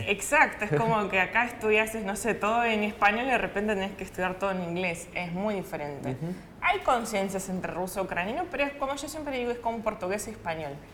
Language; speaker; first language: Spanish; early bilingual, other home language; Russian